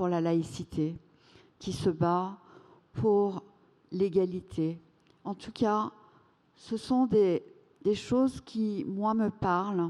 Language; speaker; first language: French; non-native, fluent; Persian